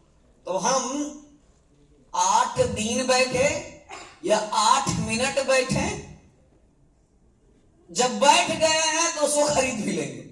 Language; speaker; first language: Hindi; native; Hindi